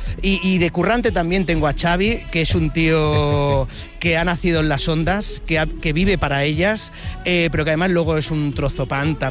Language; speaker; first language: Spanish; native; Spanish